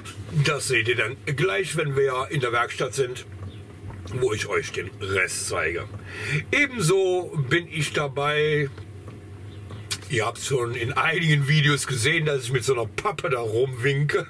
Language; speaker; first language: German; native; German